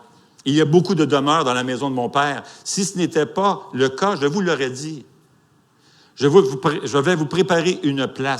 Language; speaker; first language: French; native; French